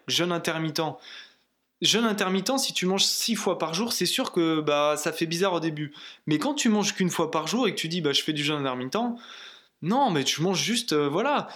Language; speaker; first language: French; native; French